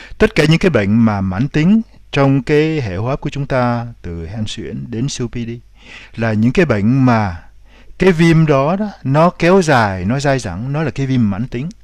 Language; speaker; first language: Vietnamese; native; Vietnamese